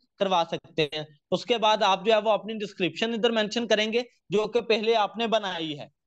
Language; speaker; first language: Urdu; native; Urdu